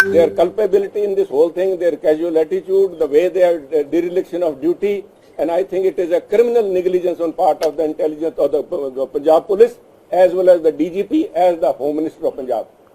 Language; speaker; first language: English; non-native, local second language; Punjabi